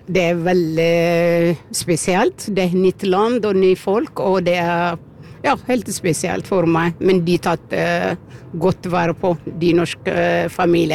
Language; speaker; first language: Norwegian; non-native, fluent; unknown